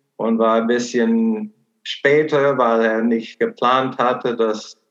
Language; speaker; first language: German; non-native, fluent; English